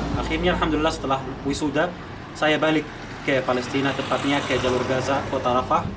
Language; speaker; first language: Indonesian; non-native, fluent; Arabic